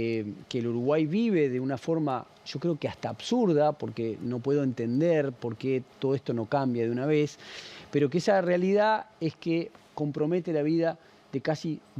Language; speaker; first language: Spanish; native; Spanish